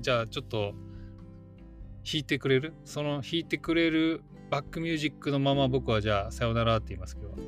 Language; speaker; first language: Japanese; native; Japanese